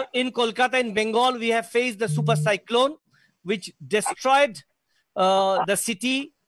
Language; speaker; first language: English; non-native, local second language; Bangla